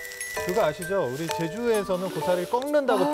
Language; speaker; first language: Korean; native; Korean